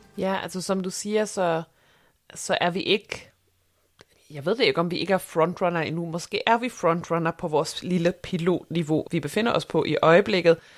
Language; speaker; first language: Danish; native; Danish